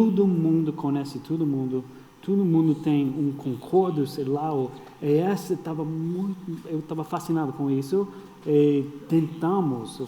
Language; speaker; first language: Portuguese; non-native, fluent; English